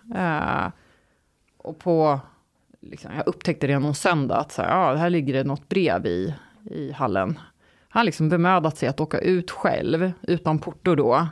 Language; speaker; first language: Swedish; early bilingual, other home language; Turkish